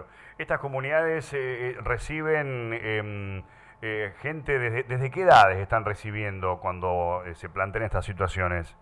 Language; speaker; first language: Spanish; native; Spanish